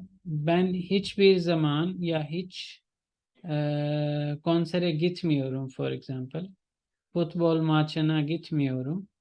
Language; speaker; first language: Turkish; non-native, fluent; Urdu